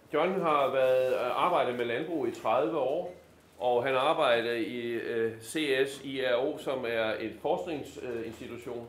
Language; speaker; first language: Danish; native; Danish